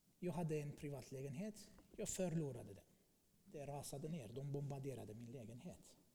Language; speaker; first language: Swedish; non-native, fluent; Arabic